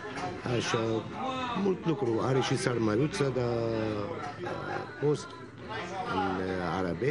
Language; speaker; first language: Romanian; non-native, learner; Arabic